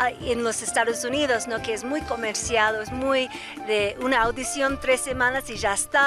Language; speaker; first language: Spanish; native; Spanish